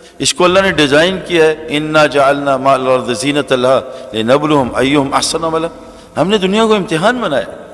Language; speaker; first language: Urdu; native; Urdu